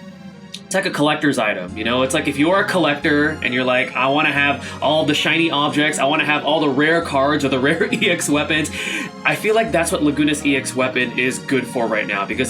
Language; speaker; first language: English; native; English